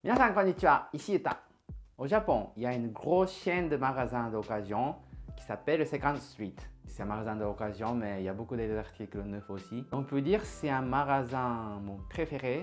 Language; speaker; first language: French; non-native, learner; Japanese